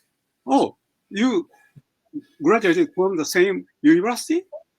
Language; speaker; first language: English; non-native, fluent; Japanese